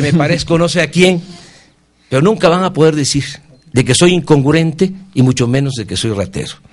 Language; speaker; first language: Spanish; native; Spanish